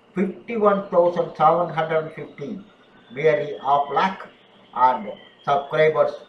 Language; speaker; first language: English; non-native, local second language; Tamil